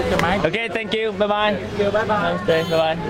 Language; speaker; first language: English; non-native, learner; Vietnamese